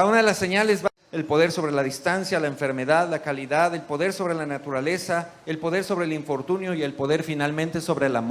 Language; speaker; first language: Spanish; native; Spanish